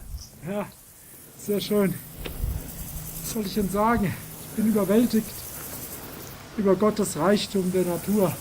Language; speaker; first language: German; native; German